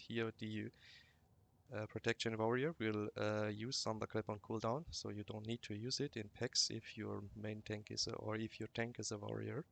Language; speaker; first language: English; non-native, fluent; German